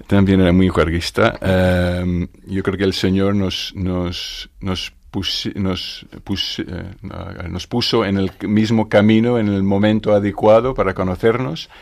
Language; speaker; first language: Spanish; non-native, fluent; English